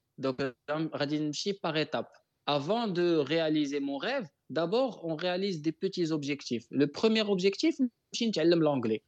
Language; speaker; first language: French; non-native, local second language; Arabic